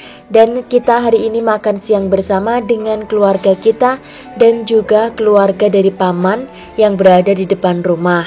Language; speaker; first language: Indonesian; non-native, local second language; Javanese